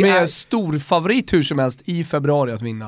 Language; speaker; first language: Swedish; native; Swedish